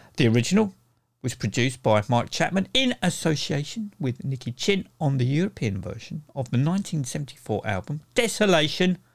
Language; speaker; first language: English; native; English